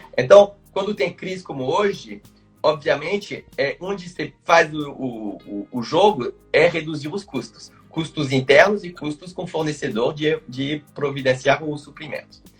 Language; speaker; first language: Portuguese; non-native, fluent; French